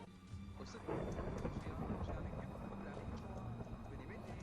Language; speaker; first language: French; native; French